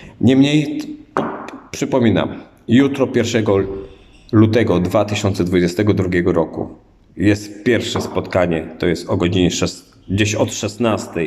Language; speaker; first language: Polish; native; Polish